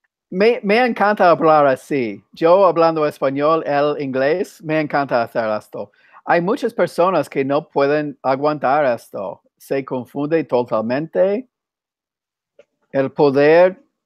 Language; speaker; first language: Spanish; non-native, fluent; English